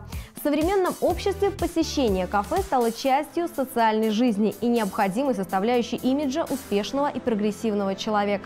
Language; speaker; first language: Russian; native; Russian